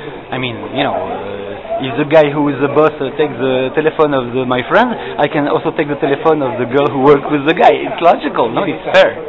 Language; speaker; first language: English; non-native, fluent; French